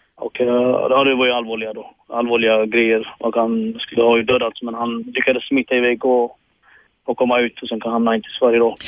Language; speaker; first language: Swedish; early bilingual, other home language; Tigrinya